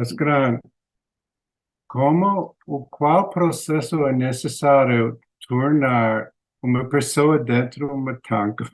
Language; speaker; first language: Portuguese; non-native, learner; English